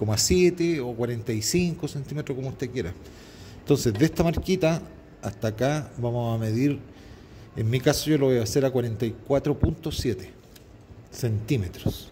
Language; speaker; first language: Spanish; native; Spanish